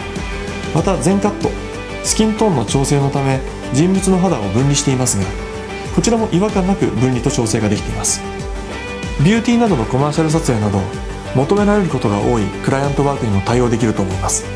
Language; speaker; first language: Japanese; native; Japanese